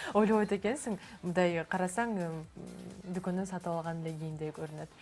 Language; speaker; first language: Kyrgyz; native; Kyrgyz